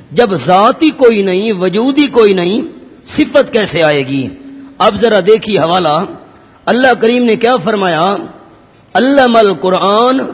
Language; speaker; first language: Urdu; non-native, local second language; Pashto